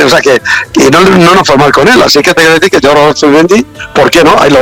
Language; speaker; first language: Spanish; native; Spanish